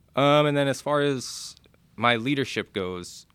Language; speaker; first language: English; native; English